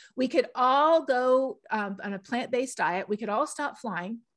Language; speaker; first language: English; native; English